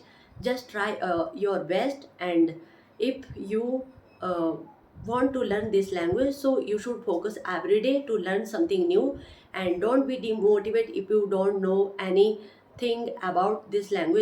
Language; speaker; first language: English; non-native, learner; Hindi